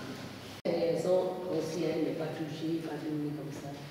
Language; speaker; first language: French; non-native, local second language; Burmese